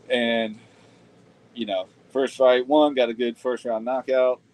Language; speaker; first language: English; native; English